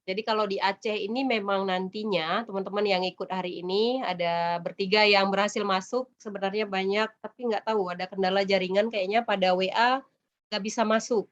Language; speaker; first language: Indonesian; native; Indonesian